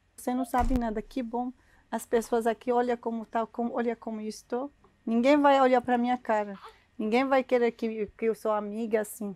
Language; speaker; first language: Portuguese; non-native, learner; Arabic